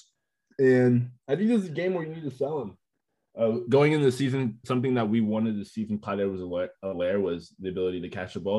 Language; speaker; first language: English; native; English